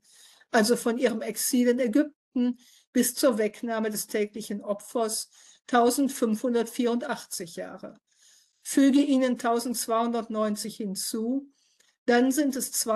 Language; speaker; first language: German; native; German